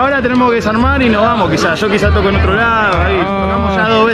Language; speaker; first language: Spanish; native; Spanish